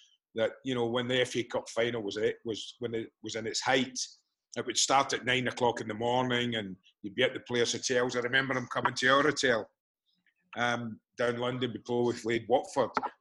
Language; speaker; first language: English; native; English